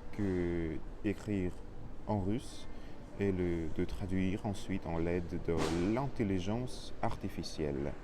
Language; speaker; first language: French; non-native, learner; Russian